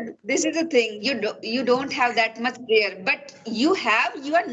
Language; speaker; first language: English; non-native, fluent; Hindi